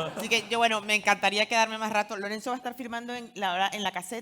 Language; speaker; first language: Spanish; native; Spanish